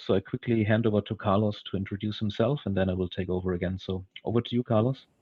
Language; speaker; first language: English; non-native, fluent; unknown